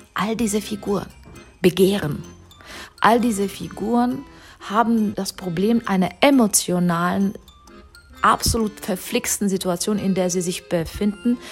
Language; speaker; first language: German; non-native, fluent; Czech